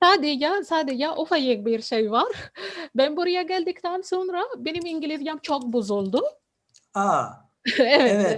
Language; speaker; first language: Turkish; non-native, fluent; Arabic